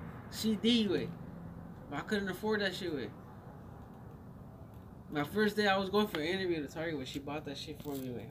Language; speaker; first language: English; early bilingual, other home language; Spanish